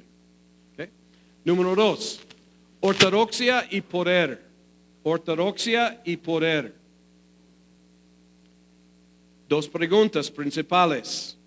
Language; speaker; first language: Spanish; non-native, fluent; English